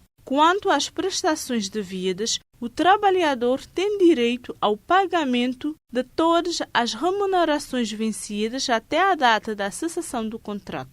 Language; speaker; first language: Portuguese; non-native, local second language; Kabuverdianu